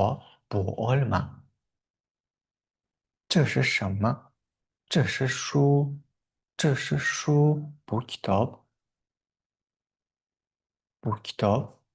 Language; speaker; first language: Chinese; non-native, fluent; Uzbek